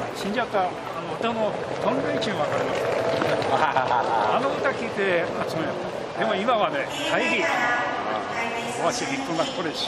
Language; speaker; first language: Japanese; non-native, learner; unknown